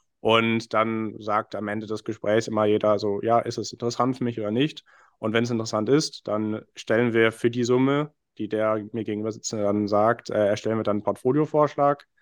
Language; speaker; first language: German; non-native, fluent; English